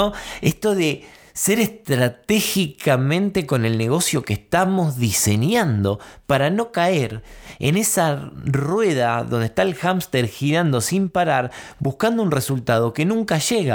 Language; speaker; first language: Spanish; native; Spanish